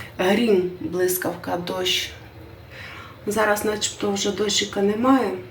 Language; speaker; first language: Ukrainian; non-native, local second language; Russian